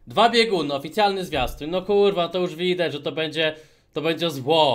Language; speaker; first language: Polish; native; Polish